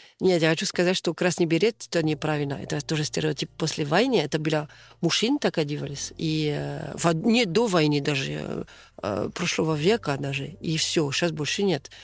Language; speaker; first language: Russian; non-native, learner; French